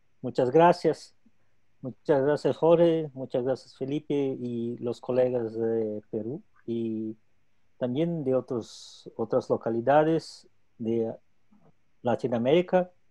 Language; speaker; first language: Spanish; non-native, local second language; Portuguese